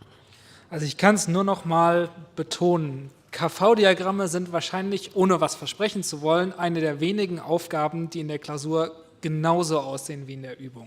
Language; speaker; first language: German; native; German